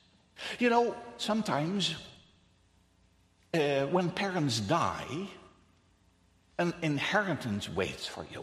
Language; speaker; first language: English; non-native, fluent; Dutch